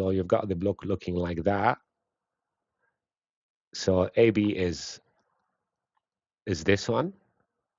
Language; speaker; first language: English; non-native, fluent; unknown